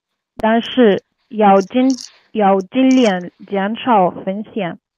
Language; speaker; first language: Chinese; non-native, learner; Arabic